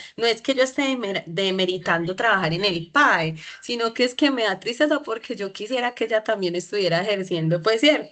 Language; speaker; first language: Spanish; native; Spanish